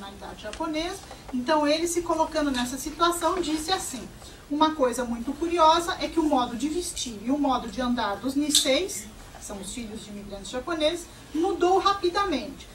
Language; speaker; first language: Portuguese; native; Portuguese